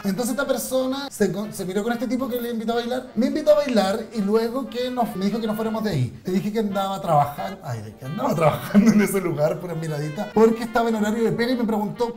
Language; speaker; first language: Spanish; native; Spanish